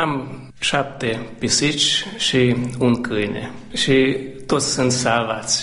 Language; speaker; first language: Romanian; non-native, local second language; Hungarian